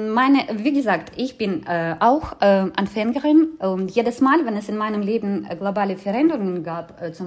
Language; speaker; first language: German; non-native, fluent; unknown